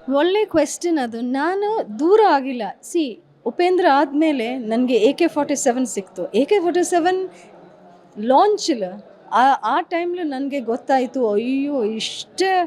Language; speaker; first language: Kannada; early bilingual, heritage; English